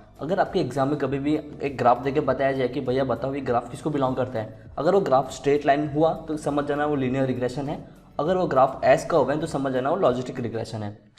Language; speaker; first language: Hindi; native; Hindi